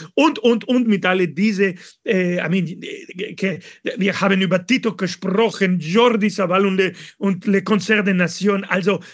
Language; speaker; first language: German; non-native, learner; Spanish